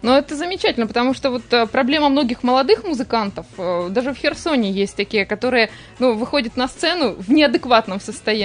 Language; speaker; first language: Russian; native; Russian